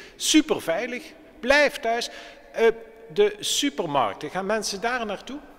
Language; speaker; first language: Dutch; native; Dutch